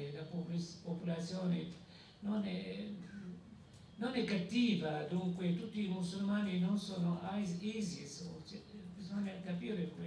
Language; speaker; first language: Italian; non-native, fluent; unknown